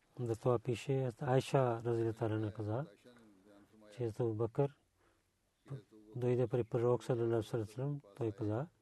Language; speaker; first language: Bulgarian; non-native, learner; Urdu